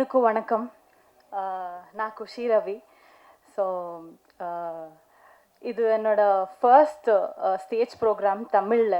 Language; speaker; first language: Tamil; non-native, learner; Kannada